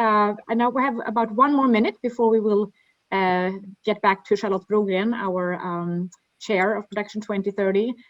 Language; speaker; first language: English; non-native, fluent; Swedish